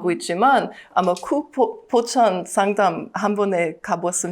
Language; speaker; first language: Korean; non-native, learner; English